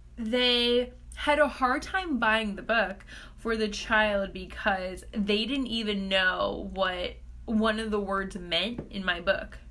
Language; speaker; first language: English; native; English